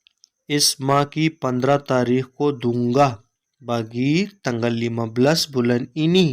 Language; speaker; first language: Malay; non-native, learner; Urdu